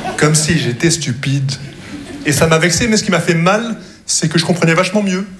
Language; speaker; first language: French; non-native, local second language; Arabic